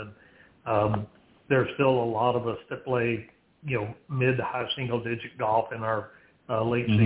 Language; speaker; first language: English; native; English